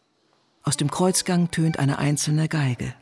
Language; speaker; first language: German; native; German